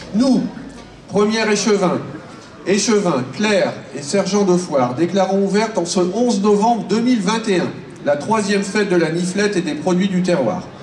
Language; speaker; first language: French; native; French